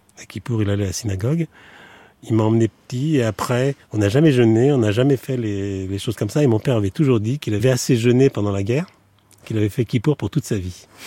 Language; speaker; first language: French; early bilingual, other home language; Yiddish